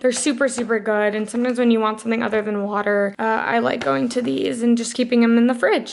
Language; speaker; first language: English; native; English